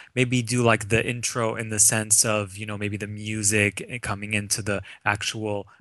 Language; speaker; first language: English; early bilingual, other home language; Arabic